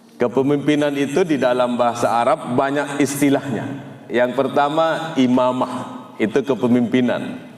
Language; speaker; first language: Indonesian; non-native, local second language; Madurese